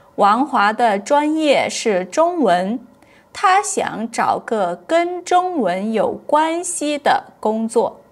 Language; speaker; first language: Chinese; non-native, fluent; Portuguese